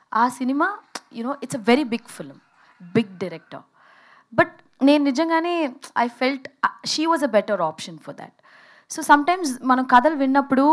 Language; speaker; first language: Telugu; early bilingual, heritage; Telugu